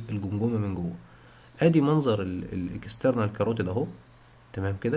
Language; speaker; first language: Arabic; native; Arabic